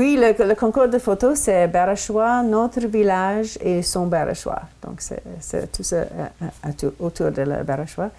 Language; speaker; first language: French; non-native, local second language; English